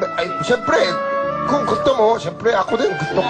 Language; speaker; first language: Filipino; non-native, learner; Korean